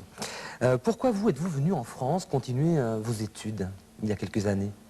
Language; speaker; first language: French; native; French